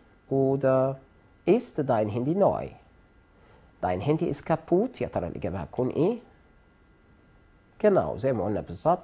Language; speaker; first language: German; non-native, fluent; Arabic